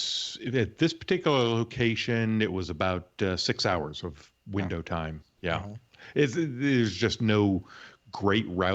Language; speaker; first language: English; native; English